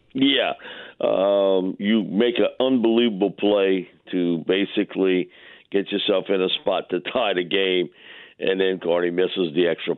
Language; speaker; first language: English; native; English